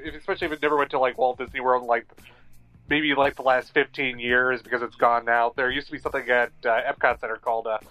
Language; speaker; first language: English; native; English